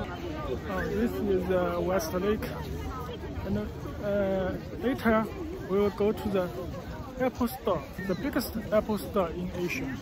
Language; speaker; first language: English; non-native, learner; Chinese